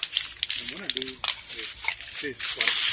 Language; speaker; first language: English; early bilingual, other home language; Spanish